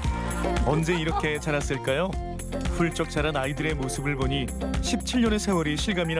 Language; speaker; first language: Korean; native; Korean